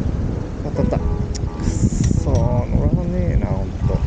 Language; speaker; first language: Japanese; native; Japanese